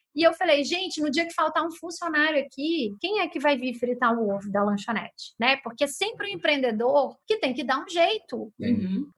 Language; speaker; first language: Portuguese; native; Portuguese